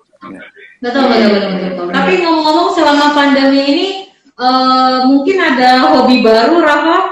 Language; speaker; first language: Indonesian; native; Indonesian